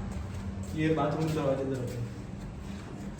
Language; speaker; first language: Hindi; native; Hindi